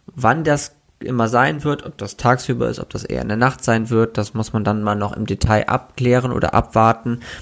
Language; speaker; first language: German; native; German